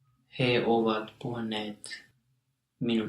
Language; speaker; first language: Finnish; non-native, learner; English